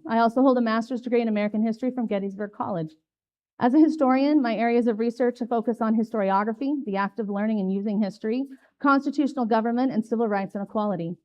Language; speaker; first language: English; native; English